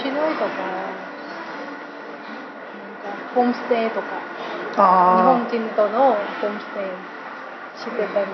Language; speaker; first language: Japanese; non-native, learner; Thai